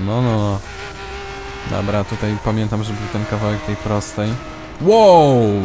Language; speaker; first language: Polish; native; Polish